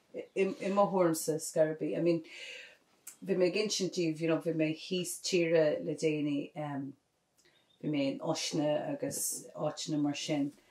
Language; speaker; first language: Irish; non-native, local second language; English